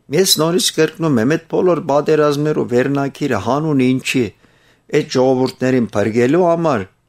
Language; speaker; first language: Armenian; early bilingual, heritage; Armenian